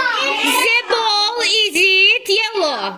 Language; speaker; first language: English; non-native, learner; Azerbaijani